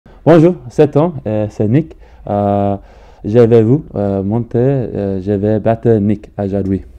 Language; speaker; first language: French; non-native, learner; English